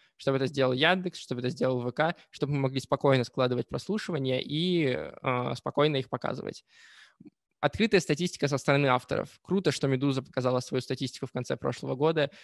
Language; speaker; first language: Russian; native; Russian